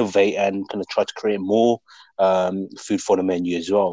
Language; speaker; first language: English; native; English